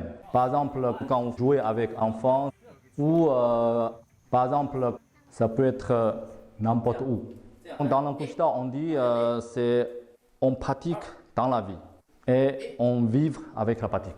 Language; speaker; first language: French; non-native, fluent; Chinese